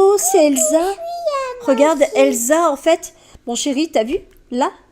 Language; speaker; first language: French; native; French